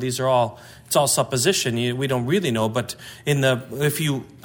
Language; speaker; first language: English; native; English